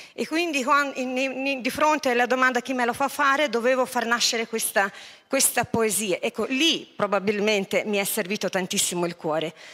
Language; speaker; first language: Italian; non-native, fluent; Lithuanian